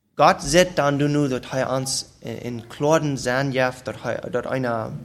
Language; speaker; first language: German; native; German